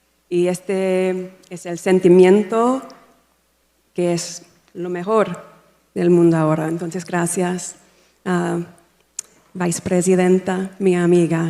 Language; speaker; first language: Spanish; non-native, learner; English